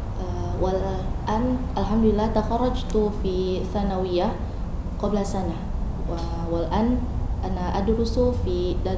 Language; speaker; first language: Arabic; non-native, learner; Indonesian